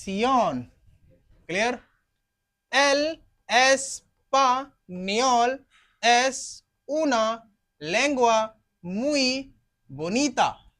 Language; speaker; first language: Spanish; non-native, fluent; Hindi